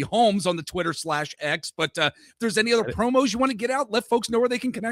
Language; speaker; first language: English; native; English